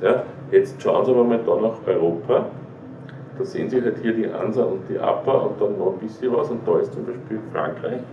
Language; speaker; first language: German; native; German